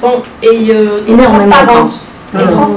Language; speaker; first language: French; non-native, local second language; Arabic